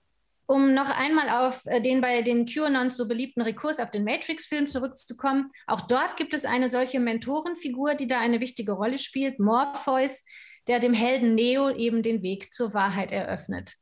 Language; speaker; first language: German; native; German